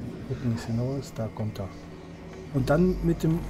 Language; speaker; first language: German; native; German